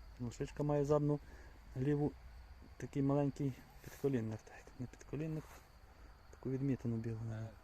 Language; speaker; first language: Ukrainian; native; Ukrainian